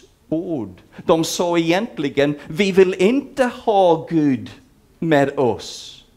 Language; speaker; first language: Swedish; non-native, fluent; English